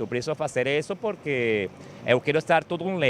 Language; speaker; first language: Portuguese; non-native, learner; Spanish